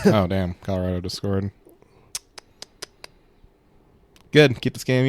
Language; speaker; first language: English; native; English